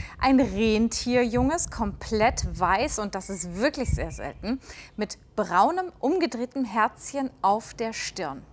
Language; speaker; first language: German; native; German